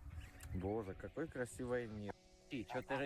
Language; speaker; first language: Russian; native; Russian